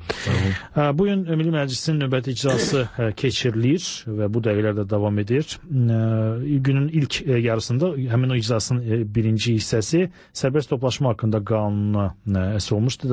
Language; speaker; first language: Azerbaijani; native; Azerbaijani